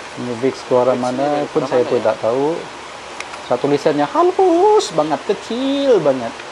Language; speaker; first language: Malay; native; Malay